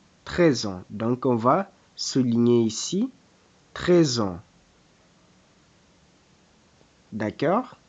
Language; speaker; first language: French; non-native, fluent; Portuguese